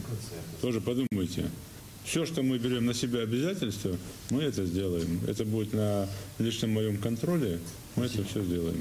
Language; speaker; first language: Russian; native; Russian